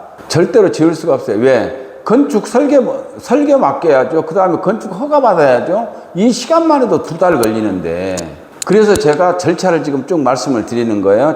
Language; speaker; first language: Korean; native; Korean